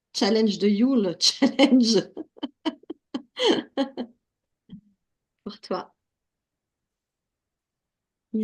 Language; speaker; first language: French; native; French